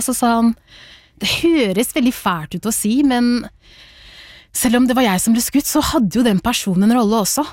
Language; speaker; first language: Norwegian; early bilingual, other home language; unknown